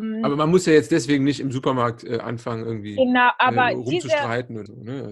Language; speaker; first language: German; native; German